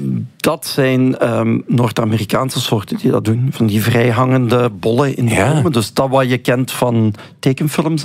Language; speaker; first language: Dutch; native; Dutch